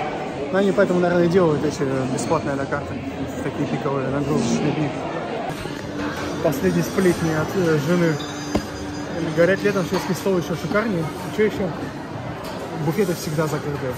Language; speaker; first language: Russian; native; Russian